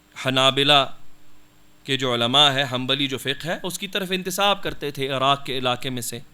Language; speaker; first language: Urdu; non-native, local second language; Punjabi